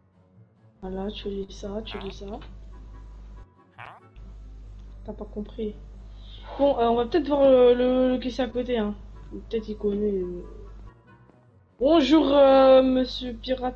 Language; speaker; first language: French; native; French